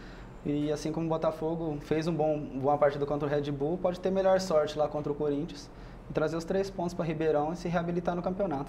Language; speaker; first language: Portuguese; native; Portuguese